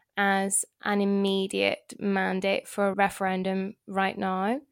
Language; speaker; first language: English; native; English